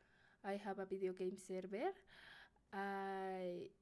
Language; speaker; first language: English; non-native, learner; Spanish